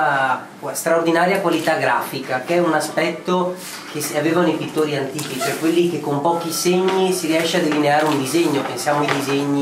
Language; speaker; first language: Italian; native; Italian